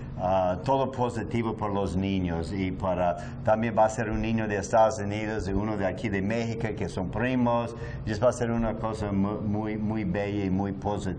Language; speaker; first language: Spanish; non-native, learner; English